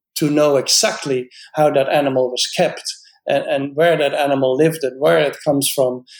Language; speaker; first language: English; non-native, fluent; Dutch